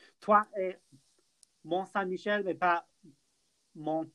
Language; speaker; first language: French; non-native, fluent; English